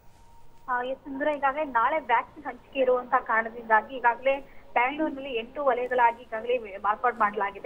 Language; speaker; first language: Kannada; native; Kannada